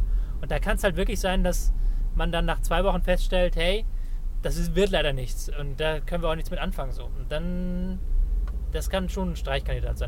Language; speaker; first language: German; native; German